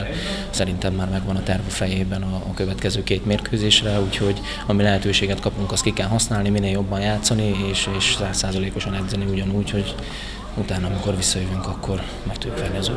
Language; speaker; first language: Hungarian; native; Hungarian